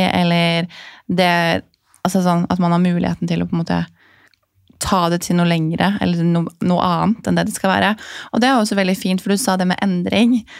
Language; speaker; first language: Norwegian; native; Norwegian